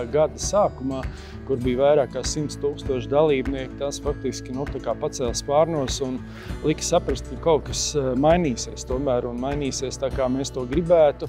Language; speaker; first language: Latvian; native; Latvian